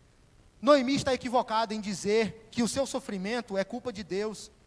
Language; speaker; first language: Portuguese; native; Portuguese